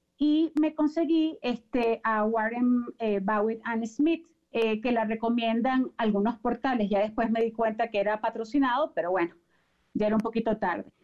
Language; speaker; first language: Spanish; native; Spanish